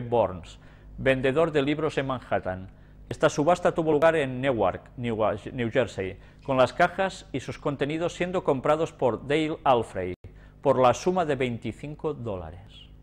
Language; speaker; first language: Spanish; native; Spanish